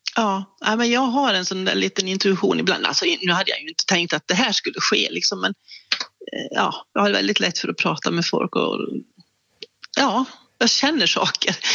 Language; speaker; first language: Swedish; native; Swedish